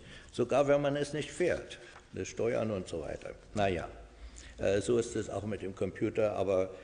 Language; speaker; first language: German; non-native, fluent; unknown